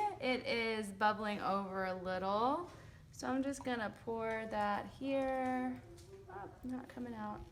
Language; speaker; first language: English; early bilingual, other home language; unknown